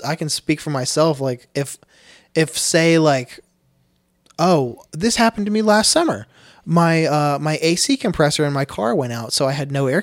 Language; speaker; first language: English; native; English